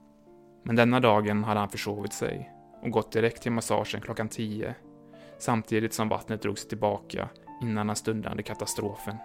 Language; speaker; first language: Swedish; native; Swedish